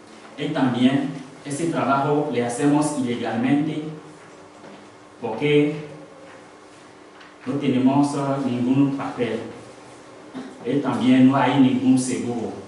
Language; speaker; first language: Spanish; non-native, learner; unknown